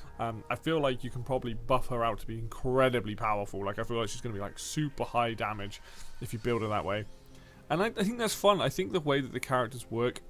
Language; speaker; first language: English; native; English